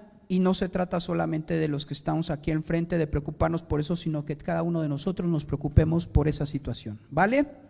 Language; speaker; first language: Spanish; native; Spanish